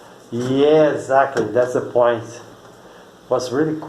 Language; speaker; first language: English; non-native, fluent; Portuguese